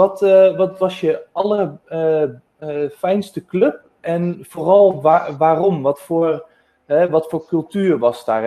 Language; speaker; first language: Dutch; native; Dutch